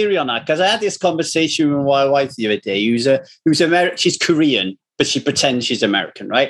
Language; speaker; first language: English; native; English